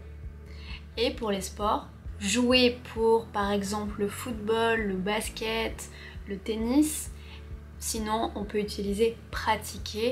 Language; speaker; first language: French; native; French